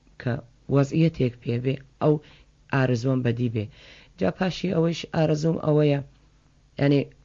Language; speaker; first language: Central Kurdish; native; Central Kurdish